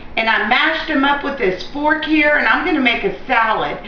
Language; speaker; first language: English; native; English